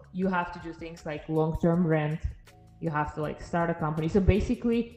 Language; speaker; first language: English; non-native, fluent; Russian